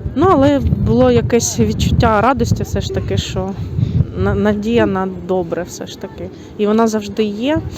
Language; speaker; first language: Ukrainian; native; Ukrainian